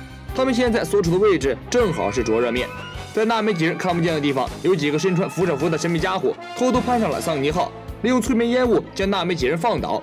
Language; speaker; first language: Chinese; native; Chinese